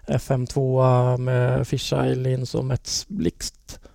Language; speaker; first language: Swedish; native; Swedish